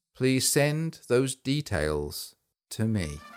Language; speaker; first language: English; native; English